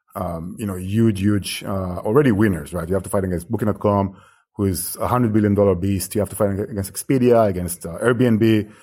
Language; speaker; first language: English; non-native, fluent; Hebrew